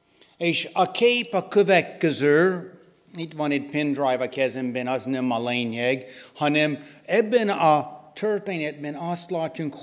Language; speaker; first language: Hungarian; non-native, learner; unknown